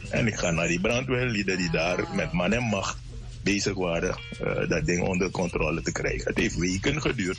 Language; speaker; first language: Dutch; native; Dutch